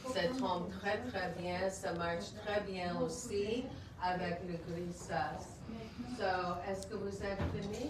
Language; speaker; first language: French; non-native, local second language; English